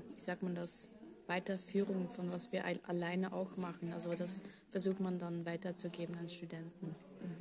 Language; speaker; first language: German; non-native, fluent; Dutch